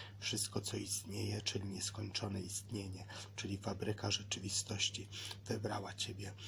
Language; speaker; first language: Polish; native; Polish